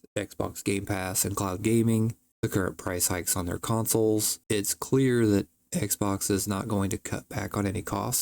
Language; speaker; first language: English; native; English